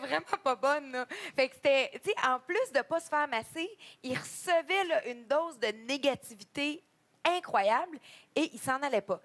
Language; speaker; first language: French; native; French